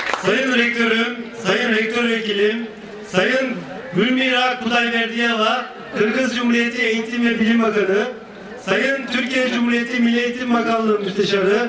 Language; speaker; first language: Turkish; native; Turkish